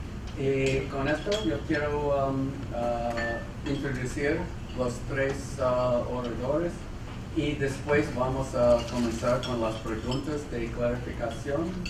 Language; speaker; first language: Spanish; non-native, fluent; English